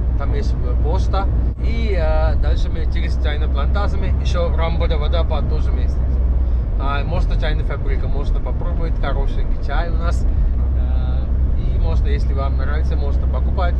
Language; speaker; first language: Russian; non-native, learner; Sinhala